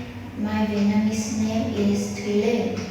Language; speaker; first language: English; non-native, learner; Vietnamese